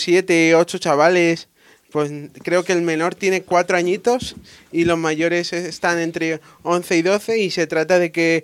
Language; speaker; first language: Spanish; native; Spanish